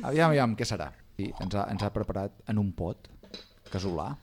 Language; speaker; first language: Catalan; native; Catalan